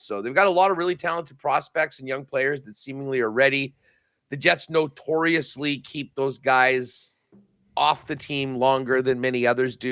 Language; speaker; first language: English; native; English